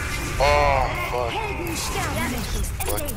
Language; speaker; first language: English; native; English